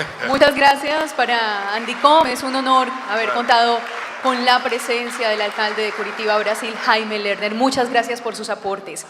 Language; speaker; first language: Spanish; native; Spanish